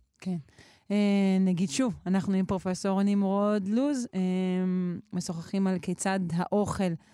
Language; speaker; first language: Hebrew; native; Hebrew